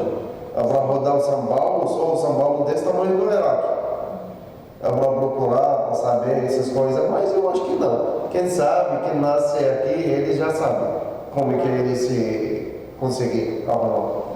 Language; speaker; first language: Portuguese; non-native, learner; Arabic